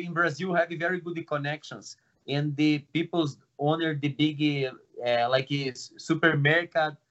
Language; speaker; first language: English; non-native, learner; Portuguese